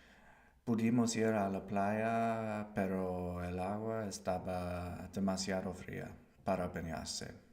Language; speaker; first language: Spanish; non-native, learner; English